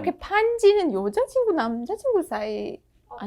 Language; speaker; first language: Korean; non-native, learner; Persian